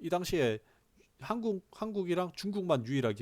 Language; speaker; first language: Korean; native; Korean